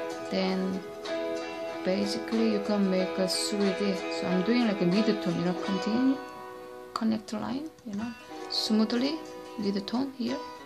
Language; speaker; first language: English; non-native, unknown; Korean